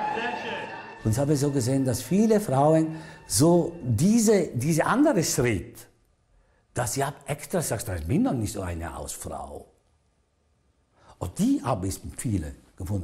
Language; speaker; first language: German; non-native, learner; Italian